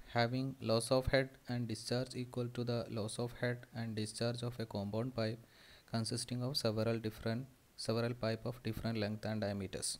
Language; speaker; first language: English; non-native, local second language; Malayalam